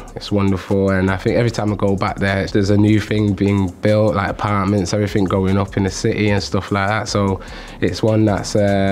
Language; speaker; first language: English; native; English